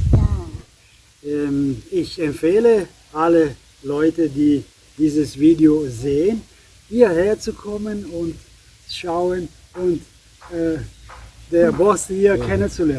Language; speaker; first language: German; non-native, learner; Italian